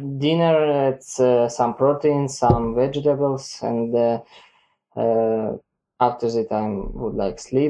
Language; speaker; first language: English; non-native, learner; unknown